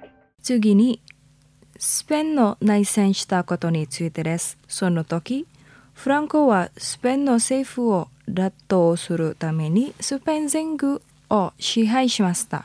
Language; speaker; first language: Japanese; non-native, fluent; Indonesian